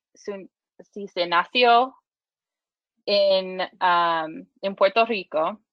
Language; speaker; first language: Spanish; non-native, learner; English